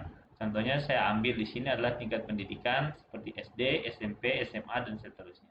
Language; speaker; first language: Indonesian; native; Indonesian